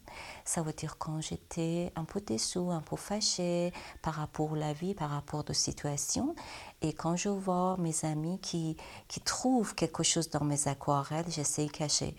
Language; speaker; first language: French; non-native, learner; Persian